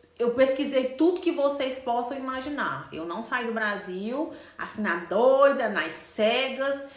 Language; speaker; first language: Portuguese; native; Portuguese